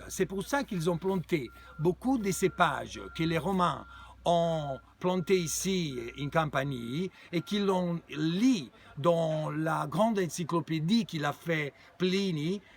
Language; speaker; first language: French; non-native, fluent; Italian